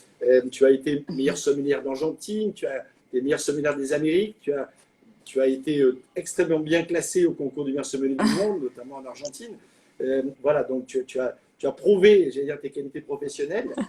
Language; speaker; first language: French; native; French